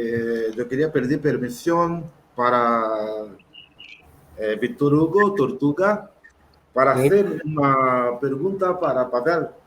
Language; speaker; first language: Spanish; non-native, learner; Portuguese